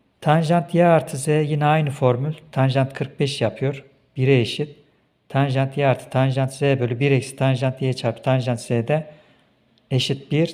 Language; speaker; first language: Turkish; native; Turkish